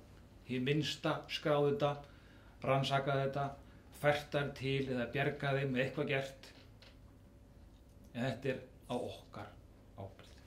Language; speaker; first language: Icelandic; native; Icelandic